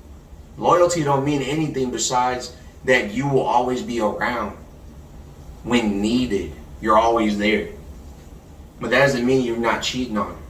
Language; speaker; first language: English; native; English